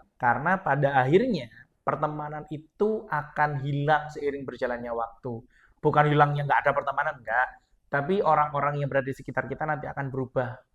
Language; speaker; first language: Indonesian; non-native, local second language; Madurese